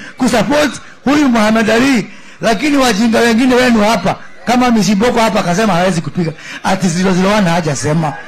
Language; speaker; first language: Swahili; non-native, local second language; Kikuyu